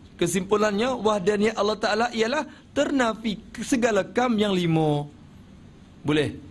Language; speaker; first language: Malay; native; Malay